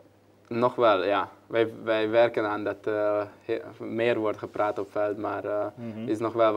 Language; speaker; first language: Dutch; non-native, learner; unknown